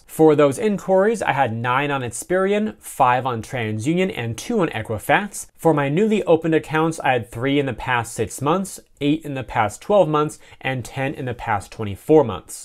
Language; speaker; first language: English; native; English